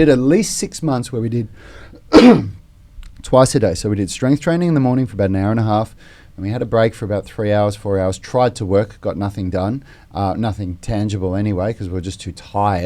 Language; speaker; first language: English; native; English